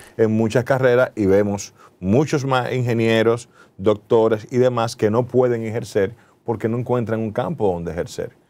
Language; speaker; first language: Spanish; native; Spanish